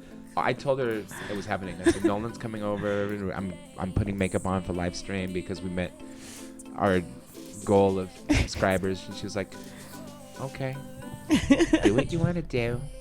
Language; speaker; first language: English; native; English